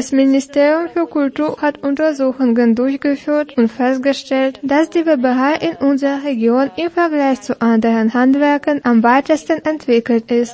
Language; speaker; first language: German; non-native, fluent; Russian